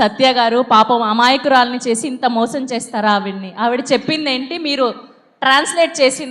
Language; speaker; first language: Telugu; native; Telugu